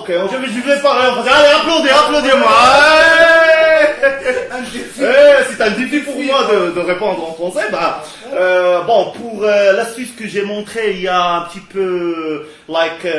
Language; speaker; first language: French; non-native, local second language; Arabic